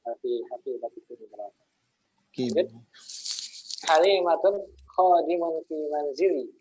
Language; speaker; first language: Arabic; non-native, fluent; Indonesian